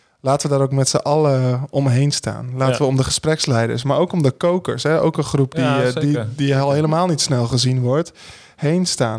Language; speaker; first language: Dutch; native; Dutch